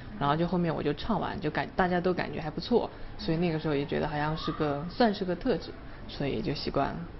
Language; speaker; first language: Chinese; native; Chinese